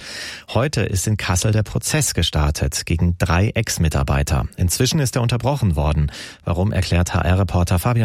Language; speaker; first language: German; native; German